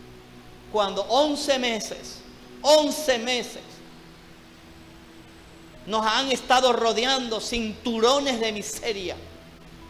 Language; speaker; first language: Spanish; native; Spanish